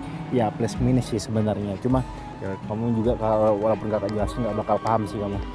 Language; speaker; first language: Indonesian; native; Indonesian